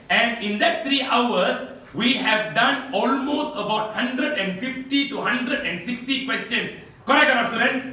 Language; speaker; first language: English; non-native, local second language; Malay